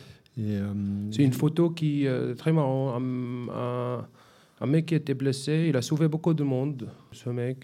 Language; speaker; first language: French; non-native, fluent; Arabic